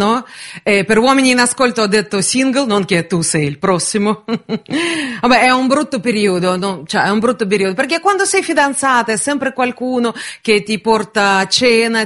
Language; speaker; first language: Italian; non-native, fluent; Russian